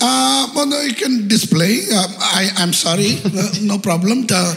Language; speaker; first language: English; non-native, local second language; Malayalam